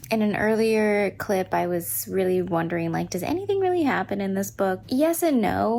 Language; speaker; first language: English; native; English